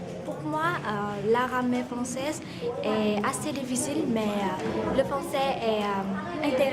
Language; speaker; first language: French; non-native, learner; Vietnamese